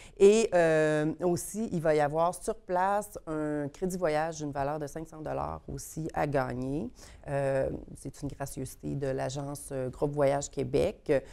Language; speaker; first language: French; native; French